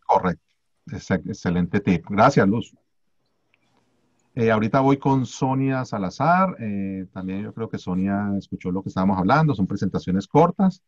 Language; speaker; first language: Spanish; native; Spanish